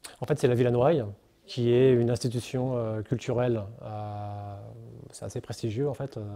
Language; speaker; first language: French; native; French